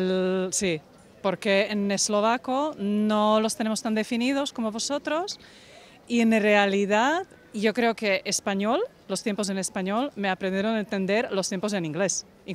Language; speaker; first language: Spanish; non-native, fluent; Slovak